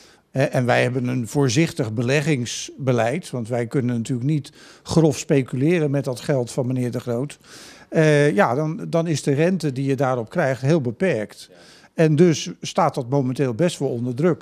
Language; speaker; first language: Dutch; native; Dutch